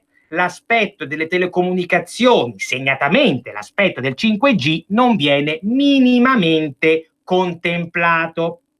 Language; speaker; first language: Italian; native; Italian